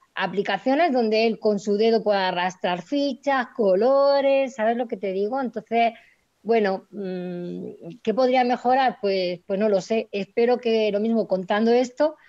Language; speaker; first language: Spanish; native; Spanish